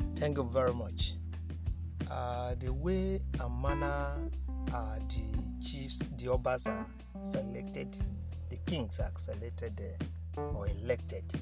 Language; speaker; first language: English; non-native, local second language; Yoruba